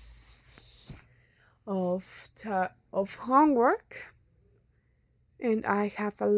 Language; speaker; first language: English; non-native, learner; Spanish